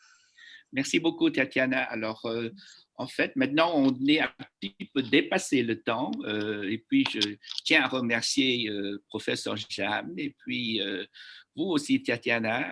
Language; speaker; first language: French; non-native, fluent; Vietnamese